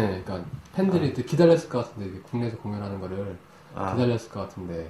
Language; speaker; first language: Korean; native; Korean